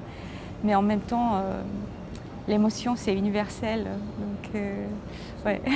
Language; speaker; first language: French; non-native, fluent; Korean